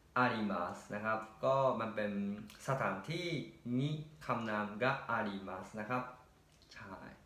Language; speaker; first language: Thai; native; Thai